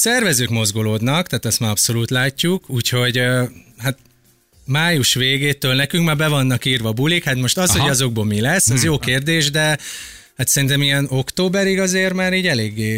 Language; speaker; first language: Hungarian; native; Hungarian